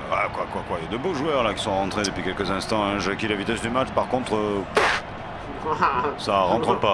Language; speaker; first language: French; native; French